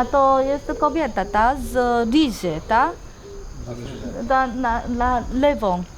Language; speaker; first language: Polish; non-native, learner; Korean